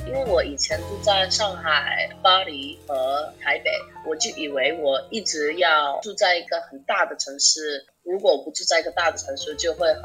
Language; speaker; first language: Chinese; non-native, fluent; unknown